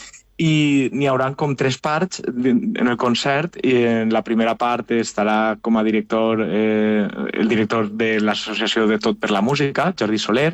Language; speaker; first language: Catalan; native; Catalan